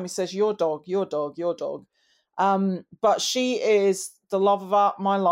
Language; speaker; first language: English; native; English